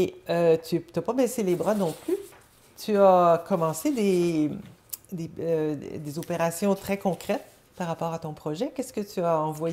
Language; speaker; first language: French; native; French